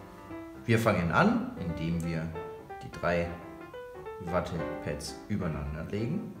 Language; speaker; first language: German; native; German